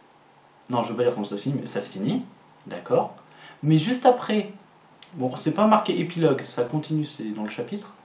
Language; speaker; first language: French; native; French